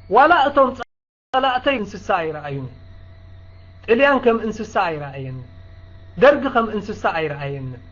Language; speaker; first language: Tigrinya; native; Tigrinya